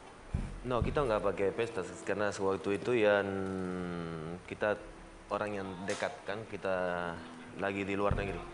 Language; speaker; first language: Indonesian; non-native, learner; Spanish